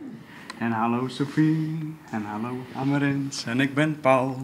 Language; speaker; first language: Dutch; non-native, local second language; Western Frisian